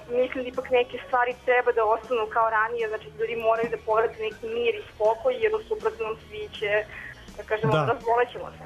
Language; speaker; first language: Serbian; native; Serbian